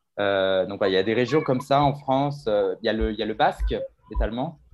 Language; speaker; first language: French; native; French